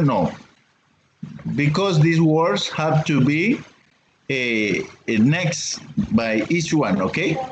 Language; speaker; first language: English; non-native, fluent; Spanish